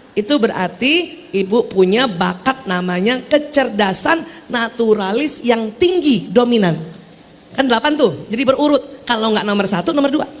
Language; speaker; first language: Indonesian; native; Indonesian